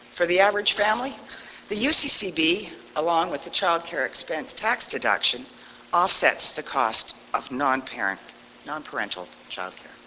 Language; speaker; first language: English; native; English